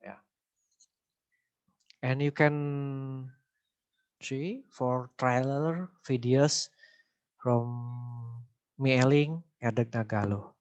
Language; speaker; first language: English; non-native, learner; Indonesian